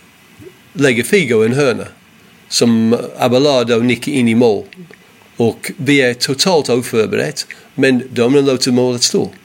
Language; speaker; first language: Swedish; non-native, fluent; English